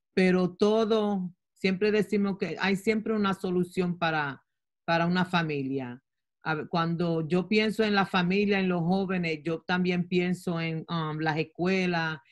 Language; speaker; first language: Spanish; early bilingual, heritage; Spanish